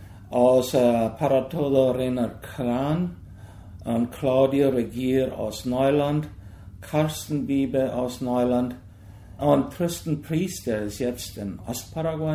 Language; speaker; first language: German; early bilingual, heritage; German